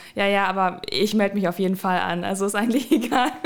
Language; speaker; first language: German; native; German